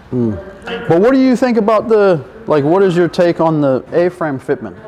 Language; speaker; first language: English; native; English